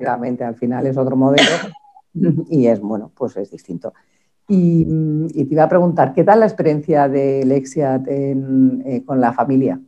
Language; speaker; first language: Spanish; native; Spanish